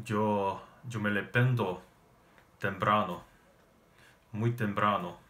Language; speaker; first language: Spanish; non-native, learner; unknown